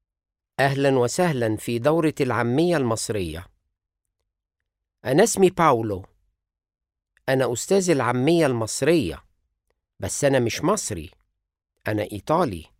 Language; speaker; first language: Arabic; non-native, fluent; Italian